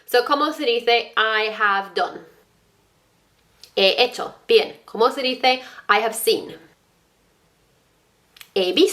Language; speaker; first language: Spanish; non-native, fluent; English